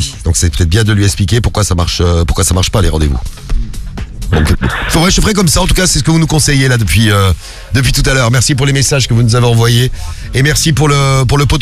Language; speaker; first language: French; native; French